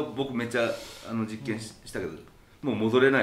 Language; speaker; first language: Japanese; native; Japanese